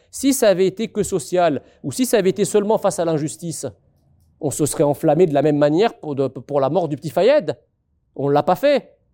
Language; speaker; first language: French; early bilingual, other home language; Arabic